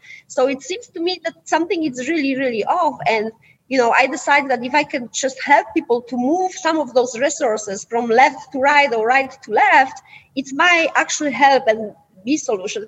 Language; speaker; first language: English; non-native, fluent; Polish